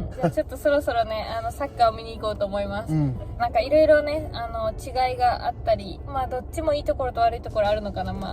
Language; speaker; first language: Japanese; native; Japanese